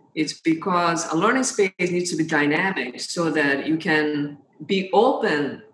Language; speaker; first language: English; non-native, fluent; Portuguese